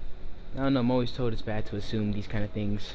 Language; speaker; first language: English; native; English